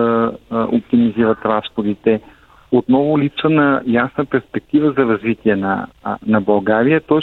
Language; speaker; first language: Bulgarian; native; Bulgarian